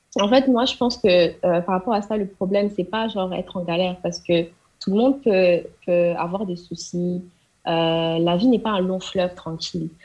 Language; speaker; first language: French; non-native, local second language; Wolof